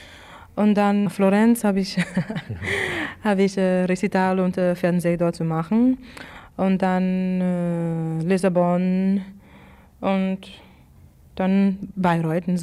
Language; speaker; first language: German; non-native, fluent; English